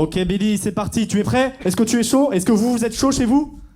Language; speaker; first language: French; native; French